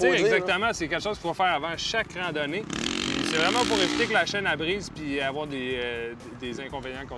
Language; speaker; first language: French; native; French